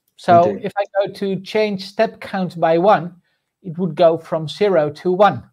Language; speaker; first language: English; non-native, fluent; Dutch